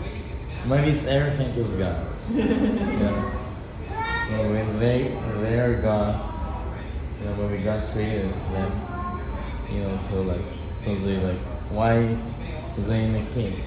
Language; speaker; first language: English; non-native, fluent; Russian